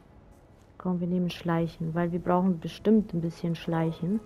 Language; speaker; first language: German; native; German